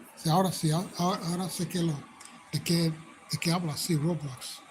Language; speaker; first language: Spanish; non-native, fluent; English